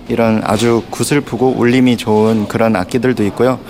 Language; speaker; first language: Korean; native; Korean